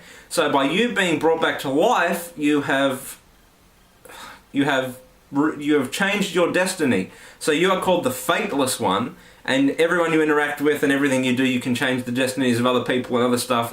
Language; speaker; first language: English; native; English